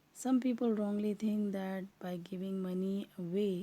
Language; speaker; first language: English; non-native, local second language; Urdu